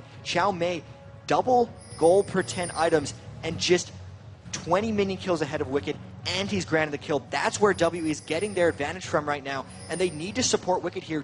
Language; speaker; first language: English; native; English